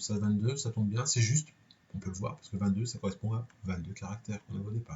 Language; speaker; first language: French; native; French